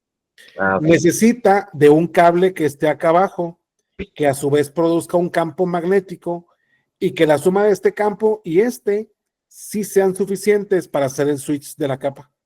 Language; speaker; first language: Spanish; native; Spanish